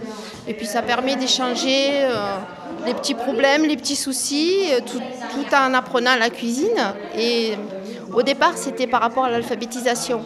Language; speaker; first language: French; native; French